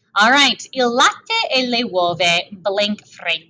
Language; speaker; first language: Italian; non-native, fluent; English